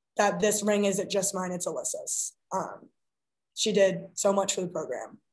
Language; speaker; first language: English; native; English